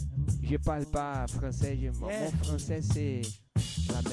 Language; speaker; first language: French; non-native, learner; English